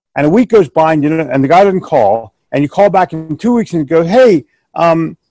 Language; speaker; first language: English; native; English